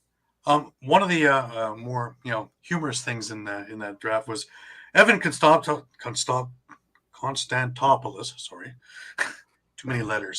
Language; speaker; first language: English; native; English